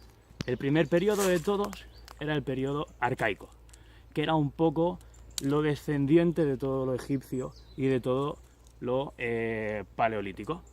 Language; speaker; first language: Spanish; native; Spanish